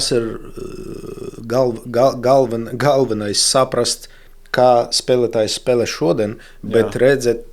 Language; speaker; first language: Latvian; non-native, local second language; Russian